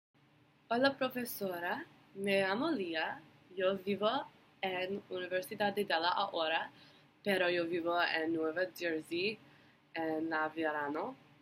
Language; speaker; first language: Spanish; non-native, learner; English